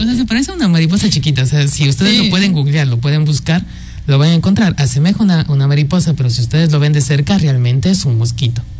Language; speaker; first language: Spanish; native; Spanish